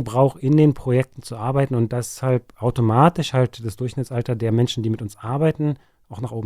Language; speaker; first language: German; native; German